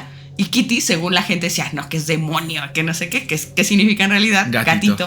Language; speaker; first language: Spanish; native; Spanish